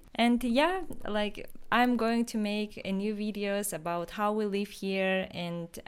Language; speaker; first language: English; non-native, fluent; Yakut